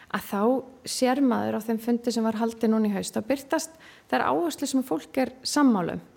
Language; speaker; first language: Icelandic; native; Icelandic